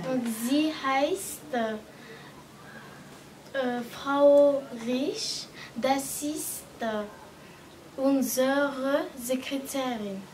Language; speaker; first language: German; non-native, learner; French